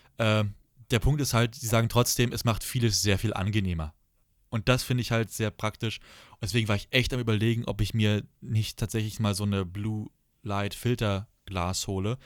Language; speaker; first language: German; native; German